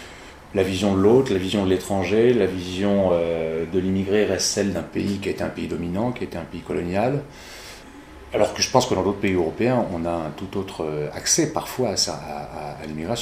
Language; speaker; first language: French; native; French